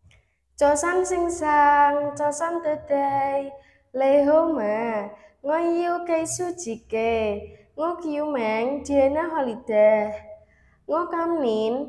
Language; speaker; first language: Cantonese; non-native, learner; Indonesian